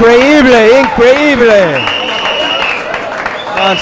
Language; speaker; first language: Spanish; non-native, learner; English